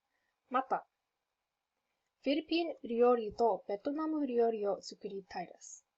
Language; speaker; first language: Japanese; non-native, learner; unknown